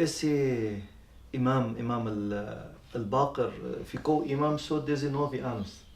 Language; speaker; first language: Portuguese; non-native, learner; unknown